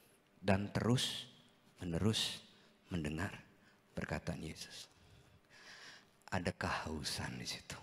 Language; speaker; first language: Indonesian; native; Indonesian